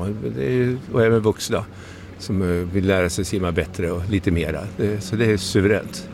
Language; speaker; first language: Swedish; native; Swedish